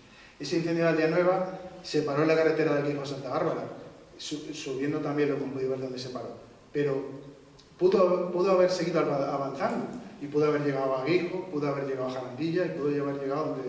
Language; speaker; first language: Spanish; native; Spanish